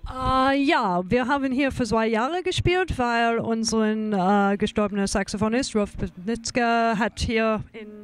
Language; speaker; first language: German; non-native, fluent; English